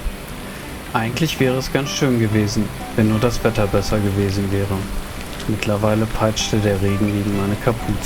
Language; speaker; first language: German; native; German